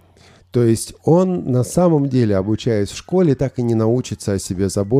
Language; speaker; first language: Russian; native; Russian